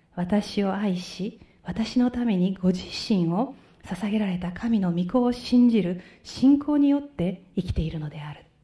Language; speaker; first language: Japanese; native; Japanese